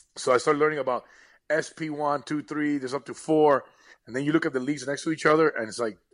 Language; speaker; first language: English; early bilingual, other home language; Spanish